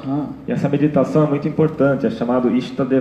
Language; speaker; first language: Portuguese; native; Portuguese